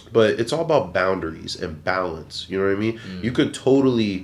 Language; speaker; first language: English; native; English